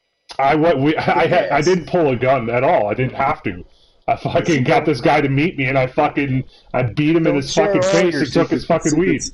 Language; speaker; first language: English; native; English